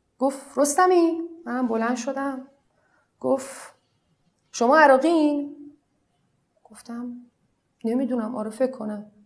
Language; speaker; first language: Persian; non-native, local second language; Arabic